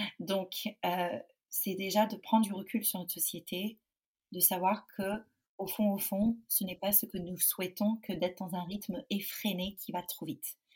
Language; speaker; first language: French; non-native, fluent; English